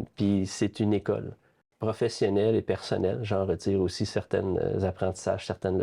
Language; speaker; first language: French; native; French